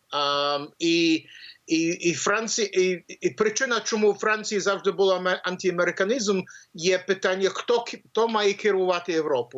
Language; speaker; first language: Ukrainian; early bilingual, heritage; English